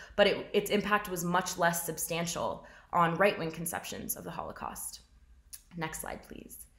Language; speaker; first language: English; native; English